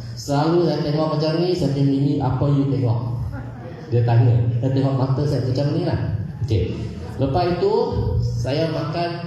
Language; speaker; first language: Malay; non-native, local second language; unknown